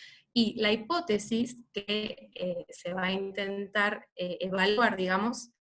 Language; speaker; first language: Spanish; native; Spanish